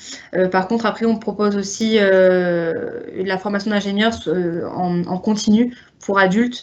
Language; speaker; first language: French; native; French